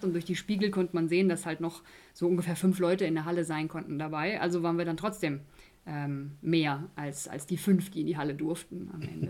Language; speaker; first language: German; native; German